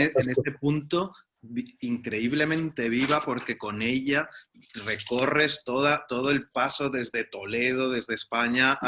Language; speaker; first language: Spanish; native; Spanish